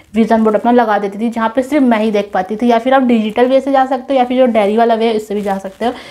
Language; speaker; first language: Hindi; non-native, local second language; Nepali